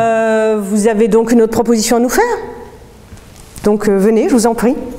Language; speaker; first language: French; native; French